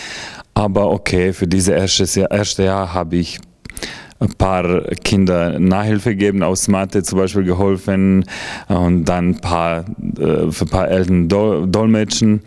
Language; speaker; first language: German; non-native, fluent; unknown